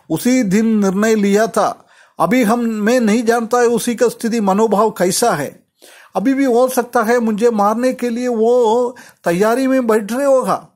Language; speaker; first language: Hindi; non-native, local second language; Malayalam